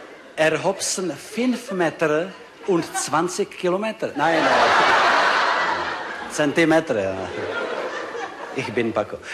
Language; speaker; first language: German; non-native, learner; Czech